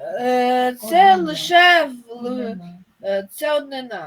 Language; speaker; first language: Ukrainian; non-native, local second language; Russian